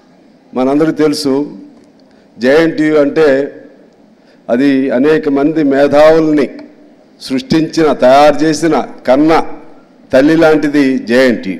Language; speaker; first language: Telugu; native; Telugu